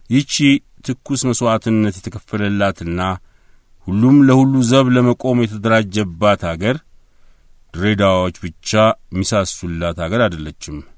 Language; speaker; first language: Amharic; native; Amharic